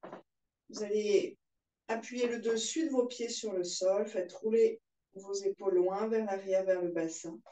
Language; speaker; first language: French; native; French